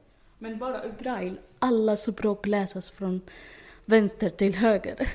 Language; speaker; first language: Swedish; non-native, fluent; Arabic